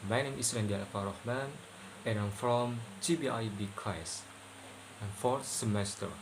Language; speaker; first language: English; non-native, learner; Indonesian